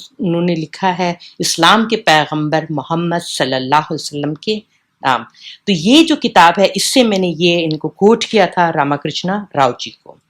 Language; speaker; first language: Urdu; native; Urdu